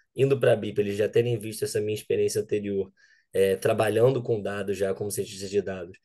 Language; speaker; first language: Portuguese; native; Portuguese